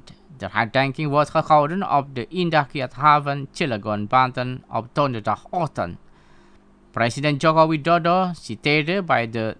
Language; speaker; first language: Dutch; non-native, fluent; Indonesian